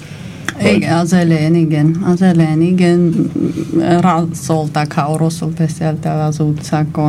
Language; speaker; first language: Hungarian; non-native, fluent; Armenian